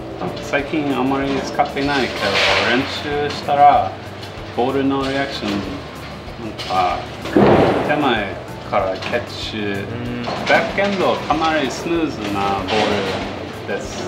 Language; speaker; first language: Japanese; non-native, fluent; English